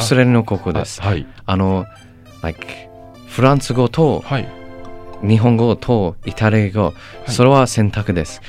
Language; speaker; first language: Japanese; non-native, learner; English